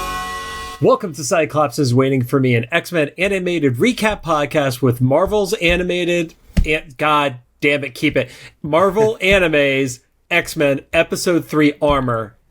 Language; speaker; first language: English; native; English